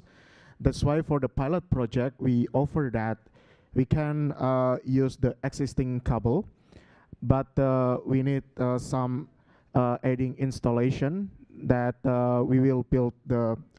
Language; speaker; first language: English; non-native, local second language; Indonesian